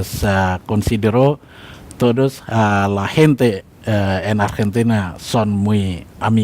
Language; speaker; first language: Spanish; non-native, learner; Indonesian